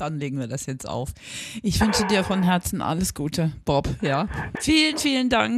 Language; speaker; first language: German; native; German